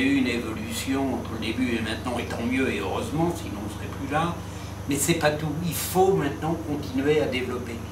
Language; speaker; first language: French; native; French